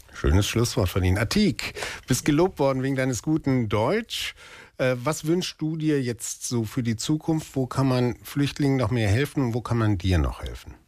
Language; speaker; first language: German; native; German